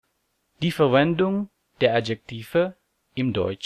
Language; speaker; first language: German; non-native, learner; Indonesian